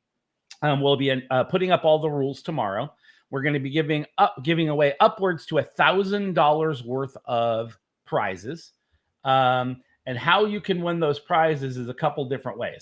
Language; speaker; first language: English; native; English